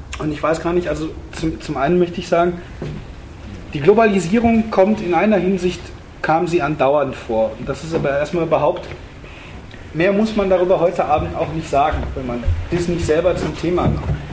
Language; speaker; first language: German; native; German